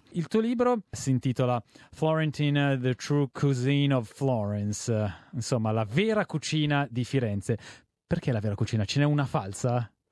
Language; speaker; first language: Italian; native; Italian